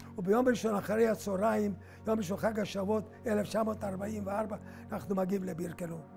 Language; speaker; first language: Hebrew; non-native, fluent; Hungarian